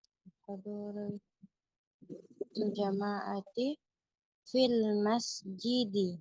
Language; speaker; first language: Arabic; non-native, learner; Indonesian